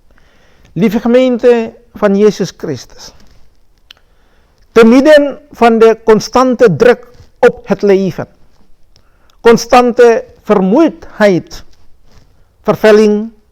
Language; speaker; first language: Dutch; non-native, fluent; Indonesian